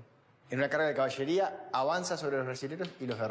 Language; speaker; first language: Spanish; native; Spanish